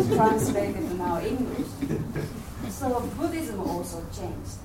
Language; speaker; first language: English; non-native, learner; Japanese